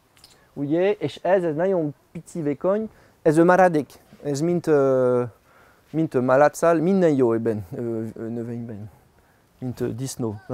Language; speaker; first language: Hungarian; non-native, learner; French